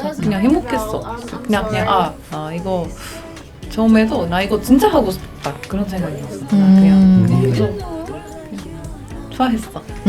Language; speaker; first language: Korean; non-native, fluent; Portuguese